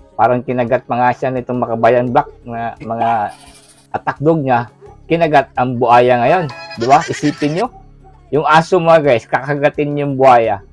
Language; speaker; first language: Filipino; non-native, local second language; Cebuano